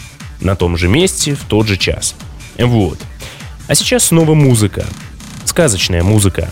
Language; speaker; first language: Russian; native; Russian